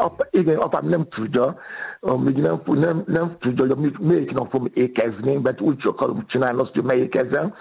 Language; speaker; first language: Hungarian; non-native, fluent; Yoruba